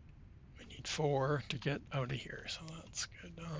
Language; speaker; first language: English; native; English